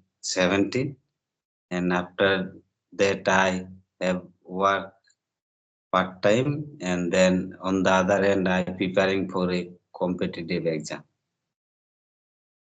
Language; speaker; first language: English; non-native, learner; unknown